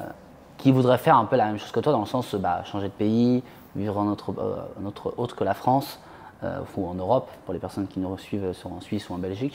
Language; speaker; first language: French; native; French